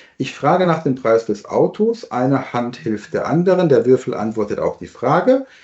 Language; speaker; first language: German; native; German